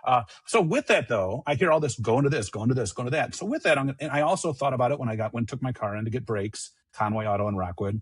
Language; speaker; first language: English; native; English